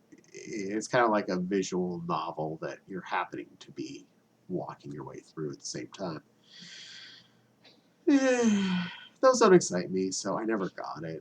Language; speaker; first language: English; native; English